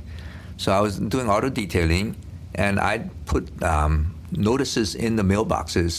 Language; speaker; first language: English; early bilingual, other home language; Korean